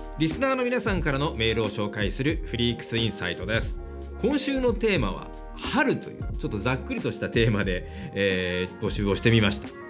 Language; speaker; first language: Japanese; native; Japanese